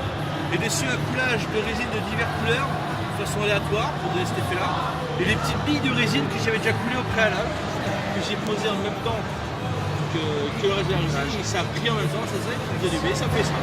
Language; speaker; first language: French; native; French